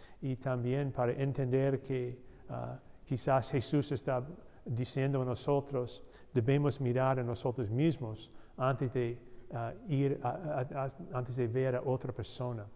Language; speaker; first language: Spanish; non-native, learner; English